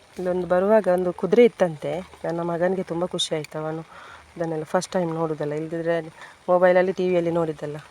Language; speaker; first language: Kannada; non-native, local second language; Tulu